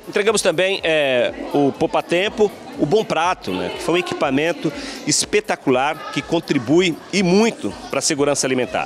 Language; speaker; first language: Portuguese; native; Portuguese